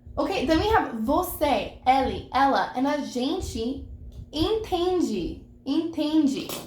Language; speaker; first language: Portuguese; non-native, fluent; English